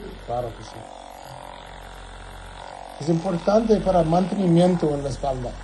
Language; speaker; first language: Spanish; non-native, learner; English